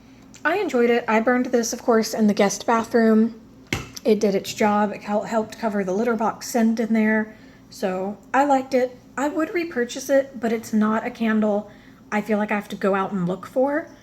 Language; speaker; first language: English; native; English